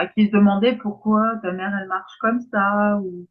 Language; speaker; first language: French; native; French